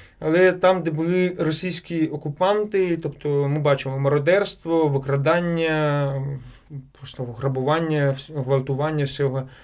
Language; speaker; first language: Ukrainian; non-native, local second language; Crimean Tatar